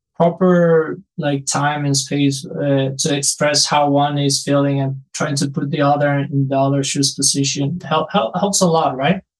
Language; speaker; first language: English; non-native, fluent; Spanish